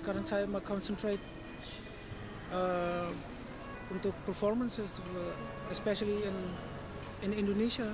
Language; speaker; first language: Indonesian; early bilingual, heritage; Dutch